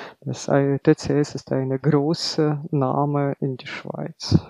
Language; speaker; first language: German; non-native, fluent; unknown